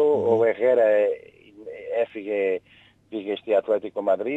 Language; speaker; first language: Greek; non-native, learner; Portuguese